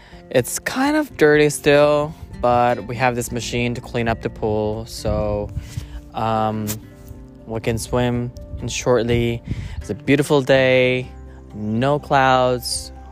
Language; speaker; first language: English; non-native, local second language; Filipino